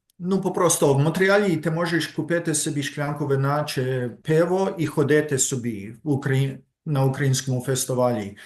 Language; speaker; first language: Ukrainian; early bilingual, heritage; Ukrainian